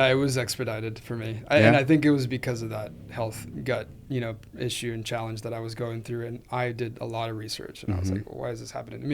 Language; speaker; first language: English; non-native, fluent; Spanish